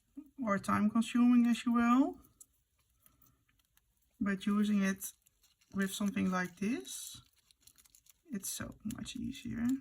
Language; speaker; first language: English; non-native, fluent; Dutch